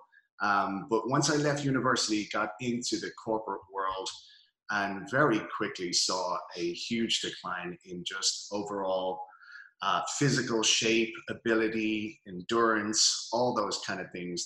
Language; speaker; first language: English; native; English